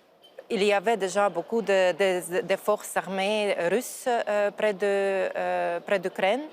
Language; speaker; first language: French; non-native, fluent; Ukrainian